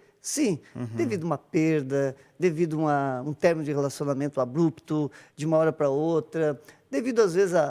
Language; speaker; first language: Portuguese; native; Portuguese